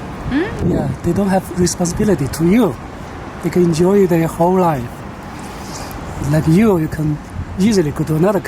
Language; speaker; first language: English; non-native, learner; Chinese